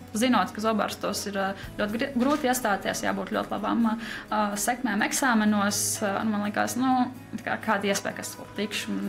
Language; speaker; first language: Latvian; non-native, local second language; Russian